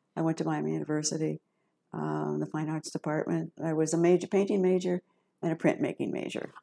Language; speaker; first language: English; native; English